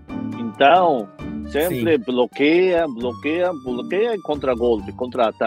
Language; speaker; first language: Portuguese; non-native, fluent; Japanese